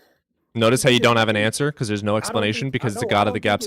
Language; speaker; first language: English; native; English